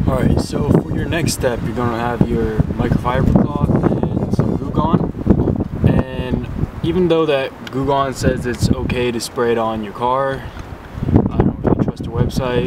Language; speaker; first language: English; native; English